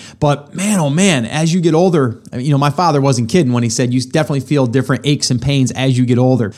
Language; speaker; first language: English; native; English